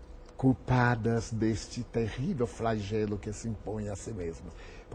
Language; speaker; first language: Portuguese; native; Portuguese